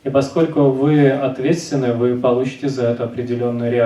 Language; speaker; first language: Russian; native; Russian